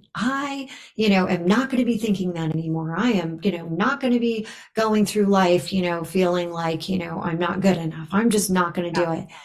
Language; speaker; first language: English; native; English